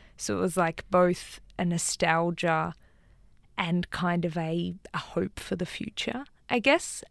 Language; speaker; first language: English; native; English